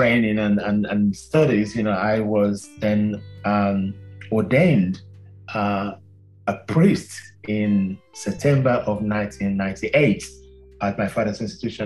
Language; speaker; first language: English; non-native, local second language; Yoruba